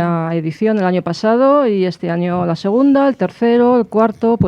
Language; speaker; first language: Spanish; native; Spanish